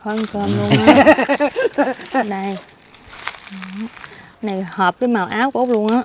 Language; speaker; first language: Vietnamese; native; Vietnamese